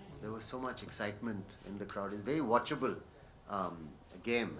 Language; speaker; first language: English; non-native, local second language; Hindi